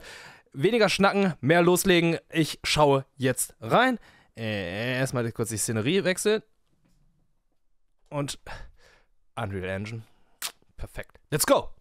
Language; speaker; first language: German; native; German